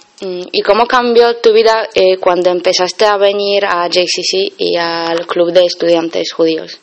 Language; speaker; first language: Spanish; non-native, fluent; Polish